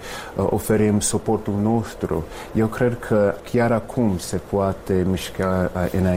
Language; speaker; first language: Romanian; non-native, fluent; English